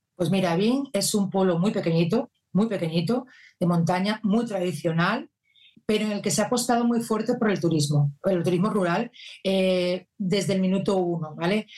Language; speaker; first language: Spanish; native; Spanish